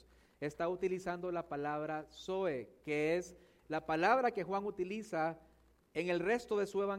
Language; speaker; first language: Spanish; native; Spanish